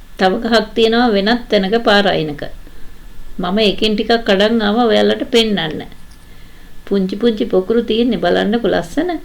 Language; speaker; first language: Sinhala; native; Sinhala